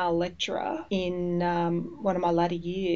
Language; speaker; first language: English; early bilingual, other home language; Greek